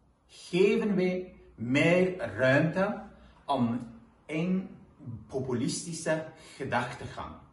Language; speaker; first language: Dutch; non-native, fluent; Kurdish